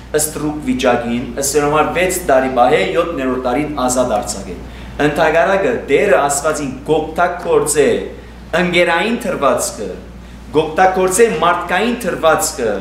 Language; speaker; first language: Armenian; early bilingual, heritage; Armenian